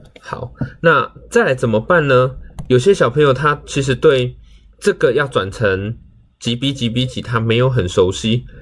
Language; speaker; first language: Chinese; native; Chinese